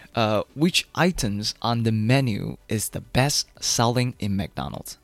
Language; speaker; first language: English; non-native, fluent; Chinese